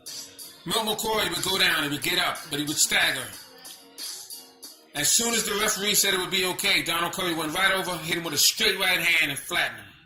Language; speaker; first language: English; native; English